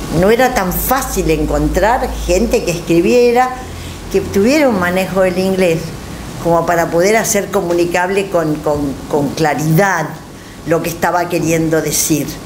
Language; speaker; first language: Spanish; native; Spanish